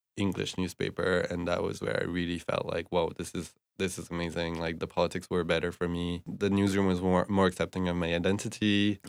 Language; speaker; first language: English; non-native, fluent; French